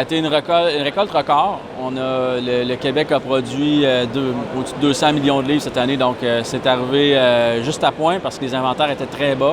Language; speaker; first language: French; native; French